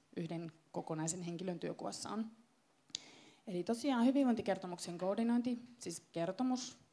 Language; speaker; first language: Finnish; native; Finnish